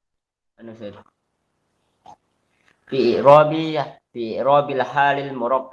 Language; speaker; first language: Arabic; non-native, learner; Indonesian